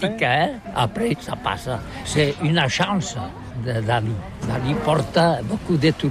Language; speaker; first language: French; non-native, learner; Catalan